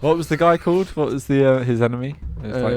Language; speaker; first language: English; native; English